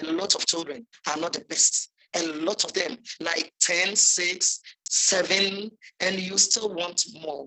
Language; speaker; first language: English; non-native, local second language; Akan